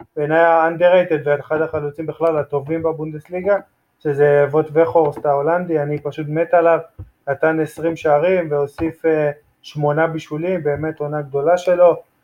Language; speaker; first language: Hebrew; native; Hebrew